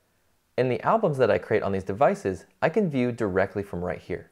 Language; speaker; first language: English; native; English